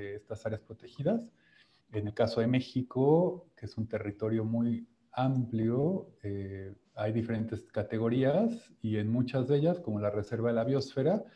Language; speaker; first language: Spanish; native; Spanish